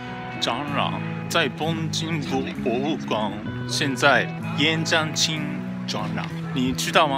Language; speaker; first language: Chinese; non-native, learner; Japanese